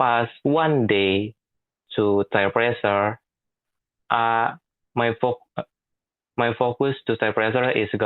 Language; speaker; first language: English; non-native, learner; Indonesian